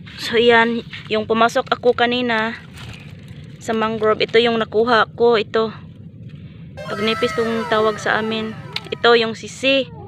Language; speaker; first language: Filipino; non-native, local second language; Hiligaynon